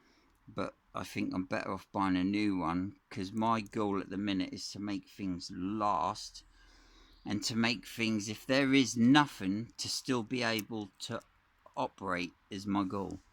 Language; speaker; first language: English; native; English